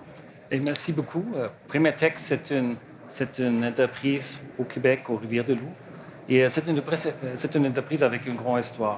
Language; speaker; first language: French; non-native, learner; German